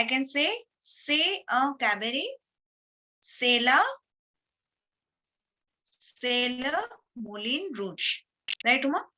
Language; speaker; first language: French; non-native, fluent; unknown